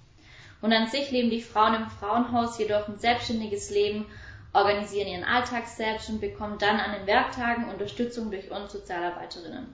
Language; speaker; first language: German; native; German